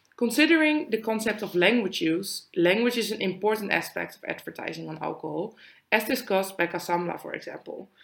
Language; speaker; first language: English; non-native, fluent; Dutch